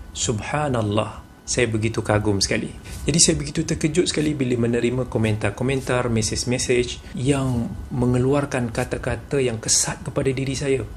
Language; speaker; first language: Malay; native; Malay